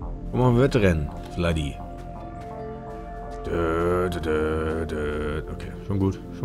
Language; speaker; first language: German; native; German